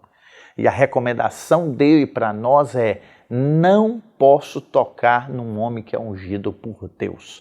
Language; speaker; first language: Portuguese; native; Portuguese